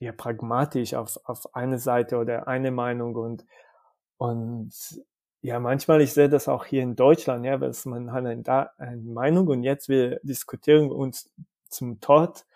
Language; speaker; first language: German; non-native, fluent; Hebrew